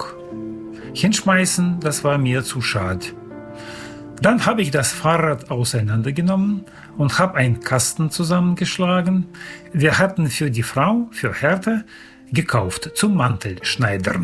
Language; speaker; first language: German; early bilingual, heritage; German